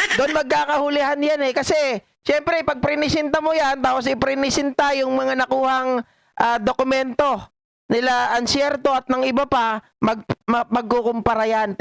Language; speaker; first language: Filipino; native; Filipino